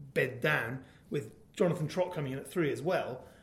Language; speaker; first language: English; native; English